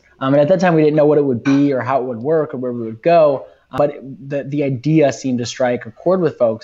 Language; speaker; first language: English; native; English